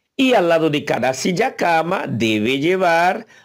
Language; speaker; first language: Spanish; non-native, fluent; Haitian Creole